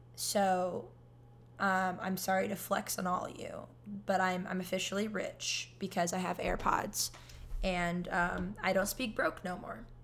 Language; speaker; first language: English; native; English